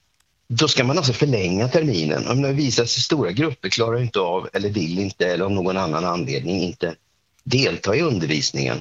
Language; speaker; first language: Swedish; native; Swedish